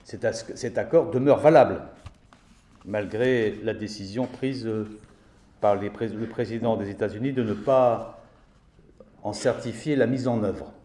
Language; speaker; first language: French; native; French